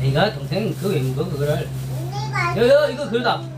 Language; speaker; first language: Korean; native; Korean